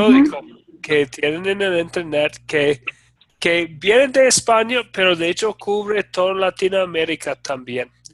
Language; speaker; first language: Spanish; non-native, fluent; English